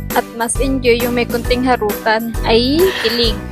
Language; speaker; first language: Filipino; native; Filipino